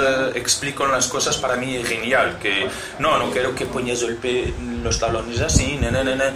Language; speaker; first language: Spanish; non-native, learner; Portuguese